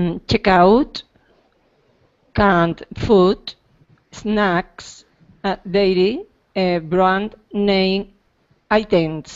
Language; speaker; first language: English; non-native, learner; Spanish